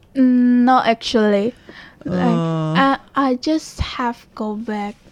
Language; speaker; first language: English; non-native, learner; Indonesian